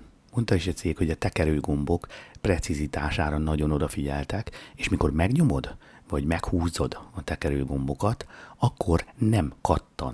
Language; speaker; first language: Hungarian; native; Hungarian